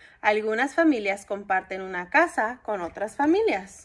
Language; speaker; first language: Spanish; early bilingual, heritage; Spanish